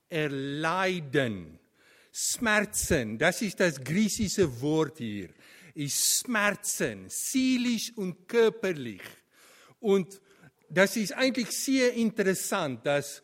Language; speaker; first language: German; non-native, fluent; Afrikaans